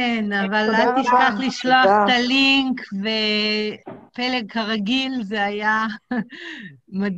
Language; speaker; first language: Hebrew; native; Hebrew